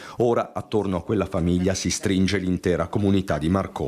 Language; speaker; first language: Italian; native; Italian